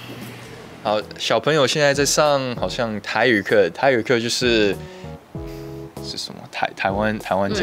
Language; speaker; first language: Chinese; early bilingual, heritage; English